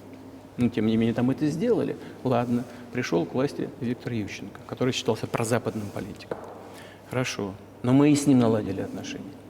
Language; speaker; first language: Russian; native; Russian